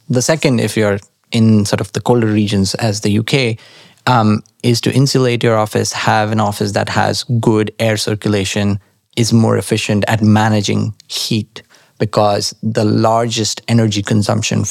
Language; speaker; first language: English; non-native, local second language; Marathi